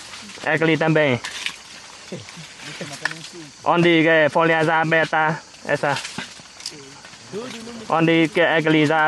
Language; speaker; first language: Portuguese; non-native, learner; Vietnamese